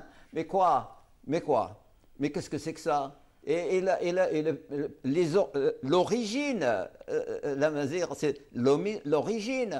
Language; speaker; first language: French; non-native, local second language; Arabic